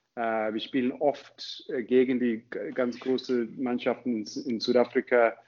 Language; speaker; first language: German; non-native, fluent; English